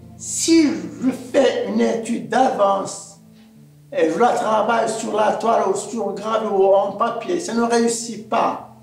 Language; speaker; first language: French; non-native, local second language; Arabic